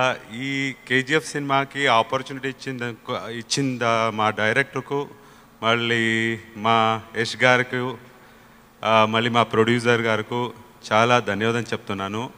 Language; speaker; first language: Telugu; non-native, learner; Kannada